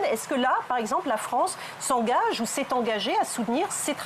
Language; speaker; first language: French; native; French